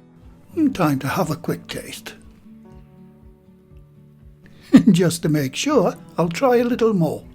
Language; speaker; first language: English; native; English